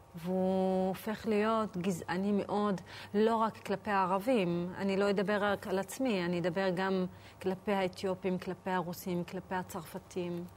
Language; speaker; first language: Hebrew; non-native, local second language; Arabic